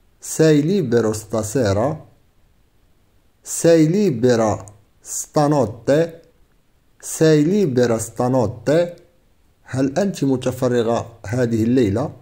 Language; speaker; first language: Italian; non-native, fluent; Arabic